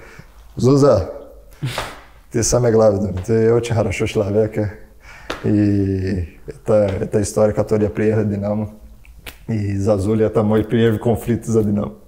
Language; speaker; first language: Russian; non-native, learner; Portuguese